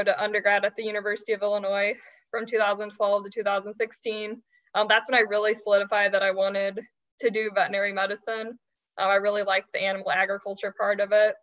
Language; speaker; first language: English; native; English